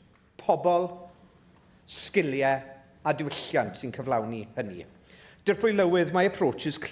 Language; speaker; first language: Welsh; native; Welsh